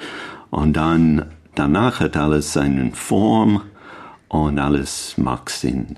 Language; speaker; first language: German; non-native, learner; English